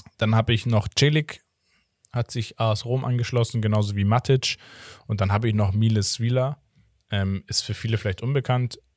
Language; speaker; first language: German; early bilingual, other home language; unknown